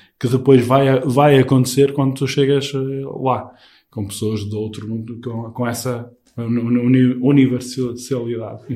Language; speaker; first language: Portuguese; native; Portuguese